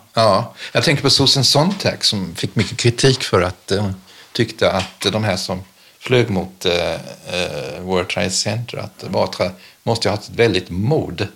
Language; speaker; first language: Swedish; early bilingual, other home language; German